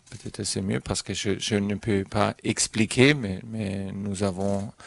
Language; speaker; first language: French; non-native, learner; German